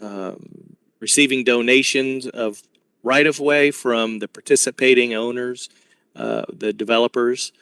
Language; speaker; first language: English; native; English